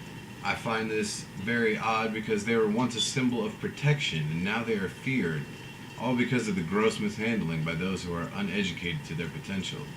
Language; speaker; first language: English; native; English